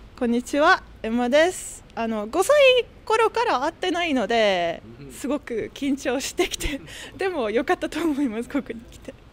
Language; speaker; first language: Japanese; non-native, fluent; Finnish